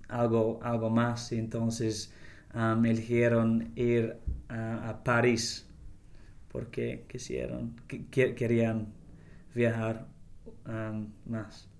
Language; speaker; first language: Spanish; non-native, learner; English